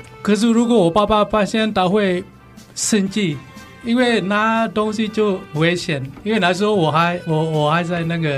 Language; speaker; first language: Chinese; non-native, learner; Balinese